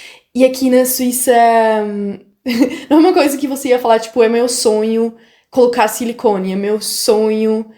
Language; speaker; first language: Portuguese; non-native, fluent; German